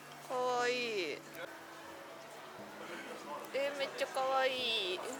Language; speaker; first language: Japanese; native; Japanese